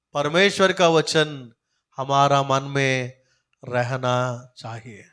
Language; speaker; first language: Hindi; non-native, local second language; Telugu